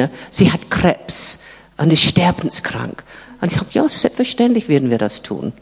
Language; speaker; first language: German; non-native, fluent; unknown